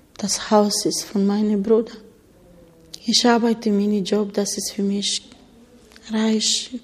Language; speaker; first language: German; non-native, learner; Bulgarian